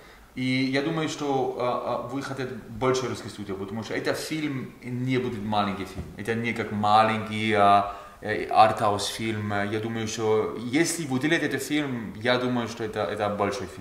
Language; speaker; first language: Russian; non-native, learner; German